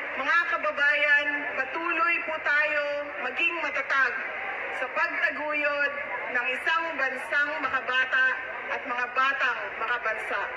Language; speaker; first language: Filipino; non-native, local second language; Cebuano